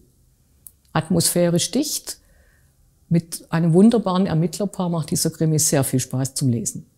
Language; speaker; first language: German; native; German